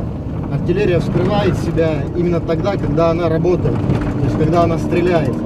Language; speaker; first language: Russian; native; Russian